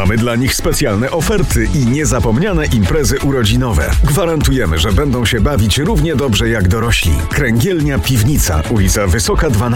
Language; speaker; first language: Polish; native; Polish